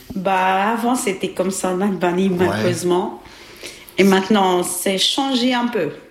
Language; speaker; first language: French; non-native, learner; Albanian